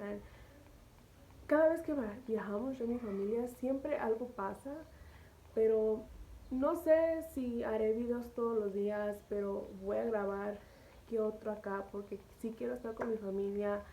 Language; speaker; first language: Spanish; early bilingual, heritage; Spanish